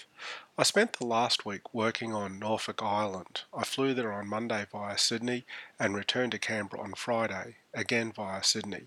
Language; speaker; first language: English; native; English